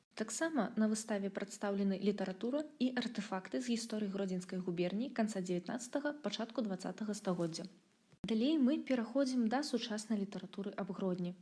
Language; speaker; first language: Belarusian; native; Belarusian